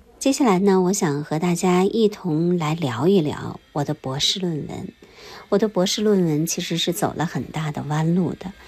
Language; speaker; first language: Chinese; native; Chinese